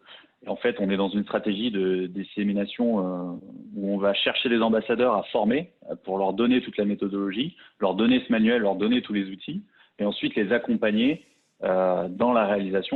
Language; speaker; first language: French; native; French